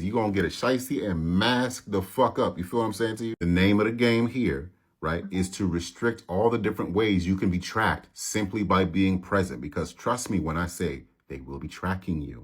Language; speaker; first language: English; native; English